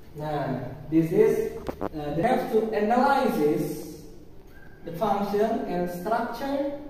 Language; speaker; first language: English; non-native, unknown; Indonesian